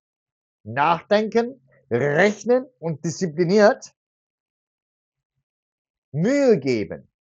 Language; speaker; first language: German; non-native, fluent; Turkish